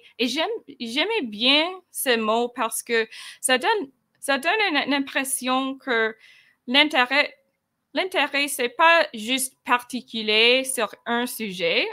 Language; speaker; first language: French; non-native, fluent; English